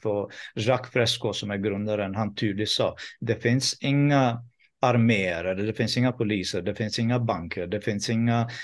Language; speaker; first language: Swedish; non-native, fluent; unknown